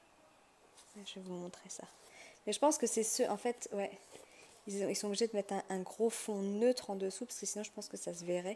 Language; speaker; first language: French; native; French